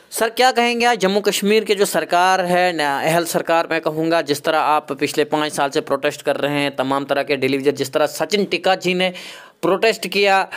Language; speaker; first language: Hindi; non-native, local second language; Kashmiri